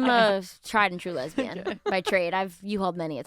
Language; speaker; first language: English; native; English